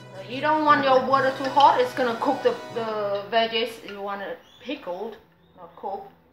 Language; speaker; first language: English; non-native, fluent; Vietnamese